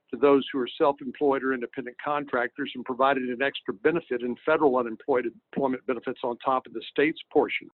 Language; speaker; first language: English; native; English